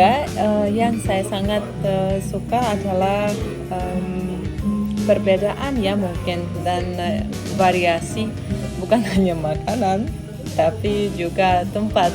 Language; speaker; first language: Indonesian; non-native, fluent; Russian